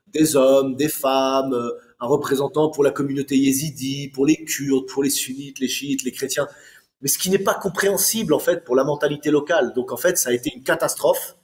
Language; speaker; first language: French; native; French